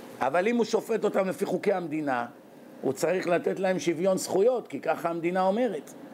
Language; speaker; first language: Hebrew; native; Hebrew